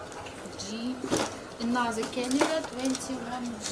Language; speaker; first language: English; non-native, learner; Russian